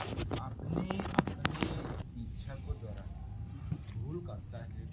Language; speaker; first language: Hindi; non-native, local second language; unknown